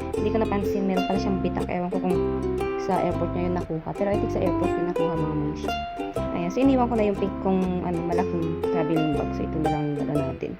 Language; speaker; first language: Filipino; native; Filipino